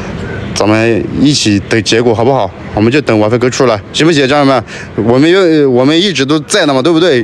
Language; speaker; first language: Chinese; native; Chinese